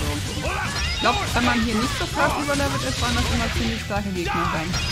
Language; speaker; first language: German; native; German